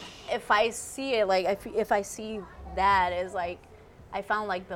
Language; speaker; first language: English; non-native, fluent; Spanish